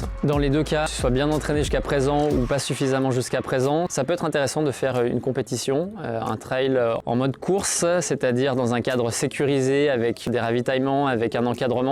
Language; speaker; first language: French; native; French